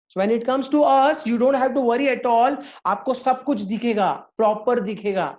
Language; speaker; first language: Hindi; native; Hindi